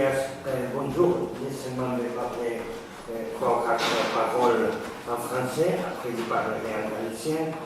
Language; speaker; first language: French; non-native, learner; Galician